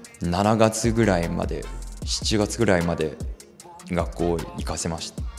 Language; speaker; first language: Japanese; early bilingual, heritage; Japanese